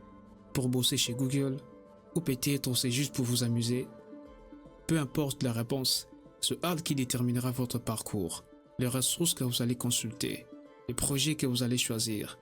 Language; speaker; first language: French; native; French